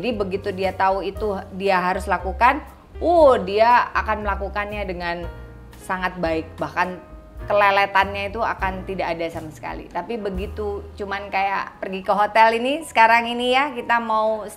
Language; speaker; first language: Indonesian; native; Indonesian